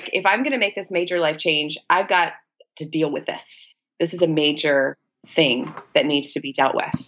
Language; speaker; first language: English; native; English